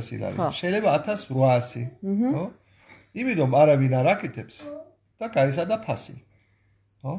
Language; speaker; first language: Georgian; non-native, learner; German